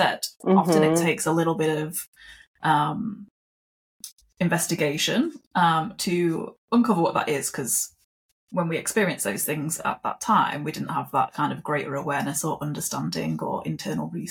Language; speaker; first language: English; native; English